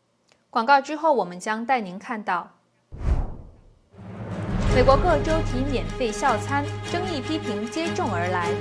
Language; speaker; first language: Chinese; native; Chinese